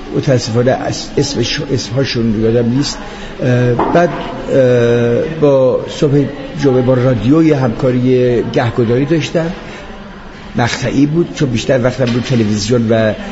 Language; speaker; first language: Persian; native; Persian